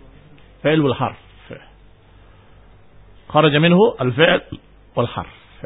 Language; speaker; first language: Arabic; non-native, fluent; Indonesian